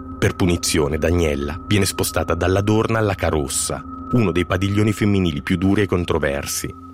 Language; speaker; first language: Italian; native; Italian